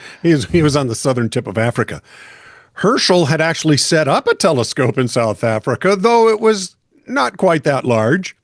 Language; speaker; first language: English; native; English